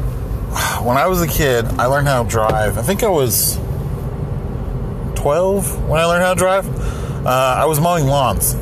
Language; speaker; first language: English; native; English